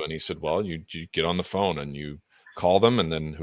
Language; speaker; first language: English; native; English